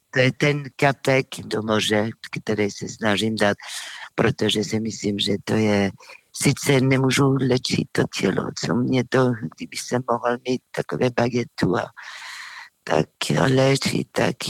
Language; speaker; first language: Czech; non-native, fluent; French